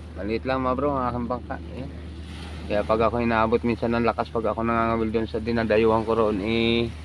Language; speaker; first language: Filipino; native; Filipino